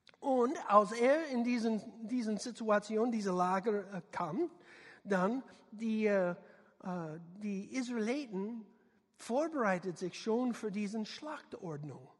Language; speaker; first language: German; non-native, learner; English